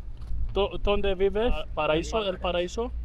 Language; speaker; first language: Spanish; non-native, learner; Greek